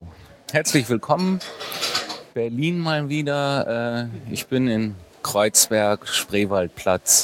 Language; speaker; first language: German; native; German